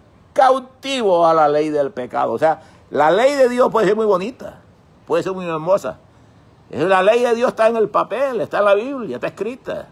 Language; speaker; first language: Spanish; native; Spanish